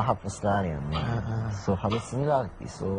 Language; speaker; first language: English; non-native, learner; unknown